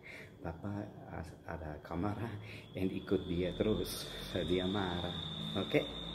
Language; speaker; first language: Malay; non-native, learner; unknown